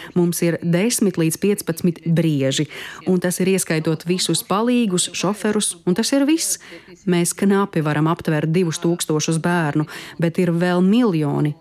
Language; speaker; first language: Latvian; native; Latvian